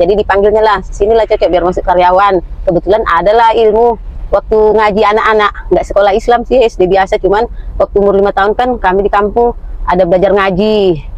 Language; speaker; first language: Indonesian; native; Indonesian